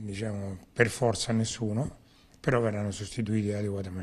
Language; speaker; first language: Italian; native; Italian